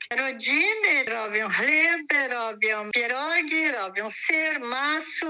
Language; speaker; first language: Polish; early bilingual, heritage; Polish